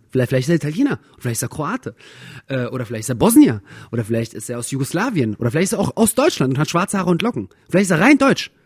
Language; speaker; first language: German; early bilingual, other home language; Russian